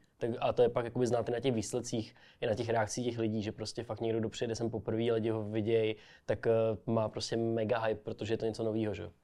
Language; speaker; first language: Czech; native; Czech